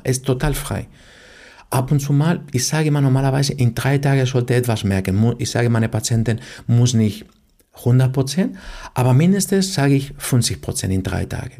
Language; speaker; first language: German; non-native, fluent; Spanish